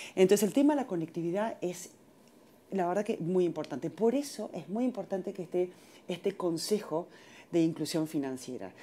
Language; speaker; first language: Spanish; native; Spanish